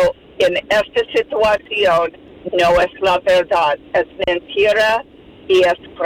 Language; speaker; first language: Spanish; non-native, fluent; English